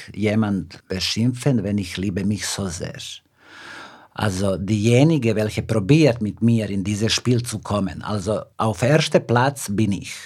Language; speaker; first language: German; non-native, fluent; Serbian